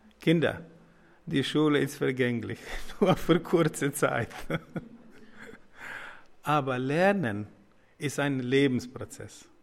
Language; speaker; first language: German; non-native, learner; Croatian